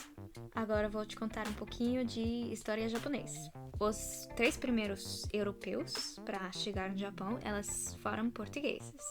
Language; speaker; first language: Portuguese; non-native, fluent; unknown